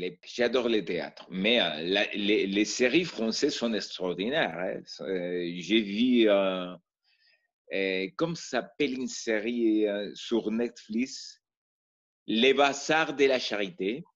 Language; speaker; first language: French; non-native, learner; Spanish